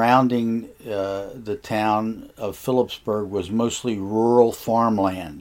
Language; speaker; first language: English; native; English